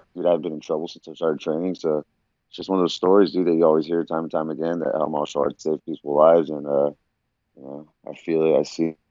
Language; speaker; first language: English; native; English